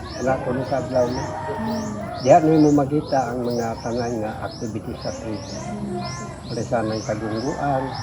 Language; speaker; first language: Cebuano; non-native, local second language; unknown